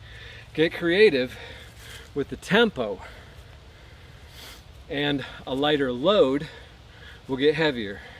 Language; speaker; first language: English; native; English